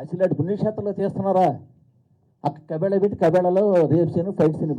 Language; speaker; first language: Telugu; native; Telugu